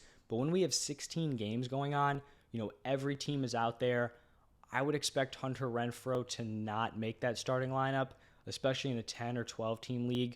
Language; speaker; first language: English; native; English